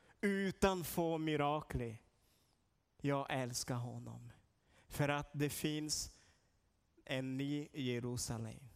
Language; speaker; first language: Swedish; non-native, learner; Portuguese